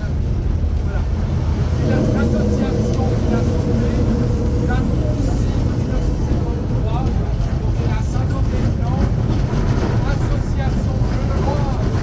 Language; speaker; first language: French; native; French